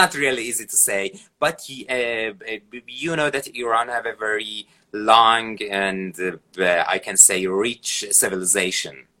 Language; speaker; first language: English; non-native, fluent; Persian